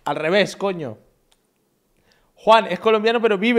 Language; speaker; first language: Spanish; native; Spanish